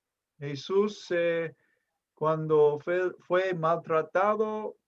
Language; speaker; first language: Spanish; non-native, fluent; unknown